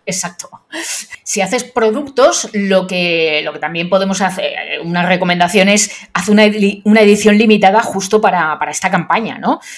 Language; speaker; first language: Spanish; native; Spanish